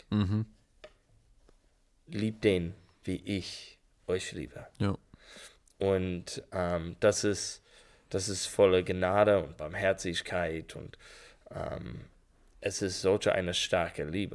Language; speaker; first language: German; non-native, learner; English